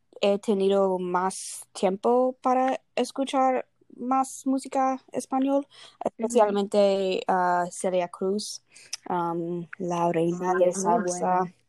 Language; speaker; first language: Spanish; non-native, learner; English